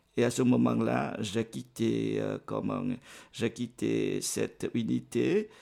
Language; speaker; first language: French; non-native, fluent; Vietnamese